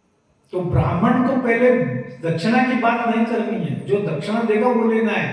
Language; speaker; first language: Hindi; non-native, local second language; Kannada